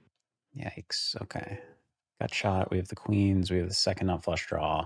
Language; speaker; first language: English; native; English